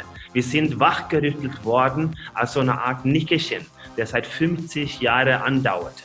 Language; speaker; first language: German; non-native, fluent; Norwegian